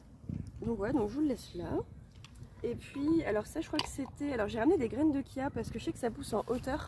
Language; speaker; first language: French; native; French